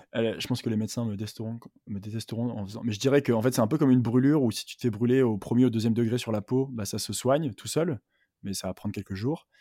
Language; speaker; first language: French; native; French